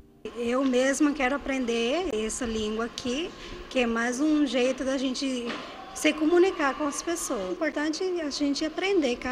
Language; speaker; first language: Portuguese; non-native, local second language; Spanish